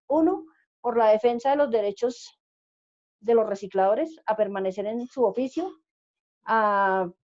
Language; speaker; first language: Spanish; native; Spanish